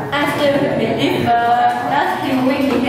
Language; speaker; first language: English; non-native, learner; Vietnamese